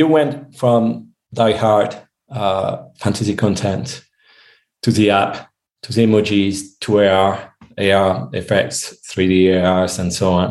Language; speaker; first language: English; non-native, fluent; French